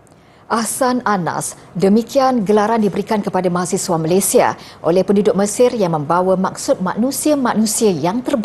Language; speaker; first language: Malay; native; Malay